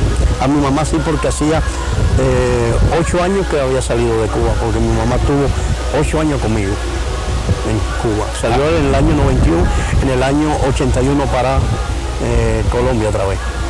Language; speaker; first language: Spanish; native; Spanish